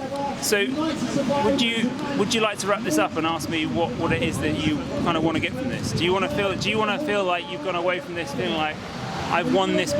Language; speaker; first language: English; native; English